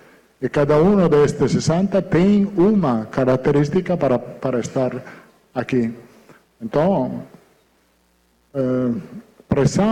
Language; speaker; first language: Portuguese; non-native, fluent; Italian